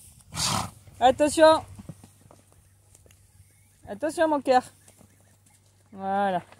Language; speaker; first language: French; native; French